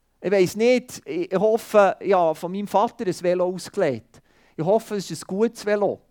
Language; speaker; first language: German; non-native, fluent; Swiss German